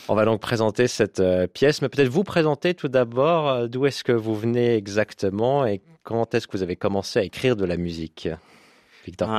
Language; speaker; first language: French; native; French